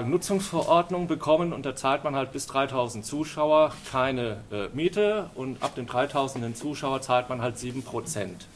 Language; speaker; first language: German; native; German